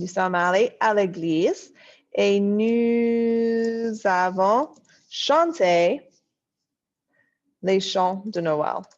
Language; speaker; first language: French; non-native, fluent; English